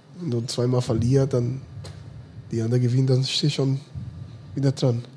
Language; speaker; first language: German; non-native, fluent; Portuguese